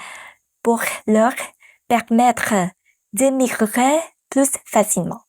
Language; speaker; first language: French; non-native, fluent; Vietnamese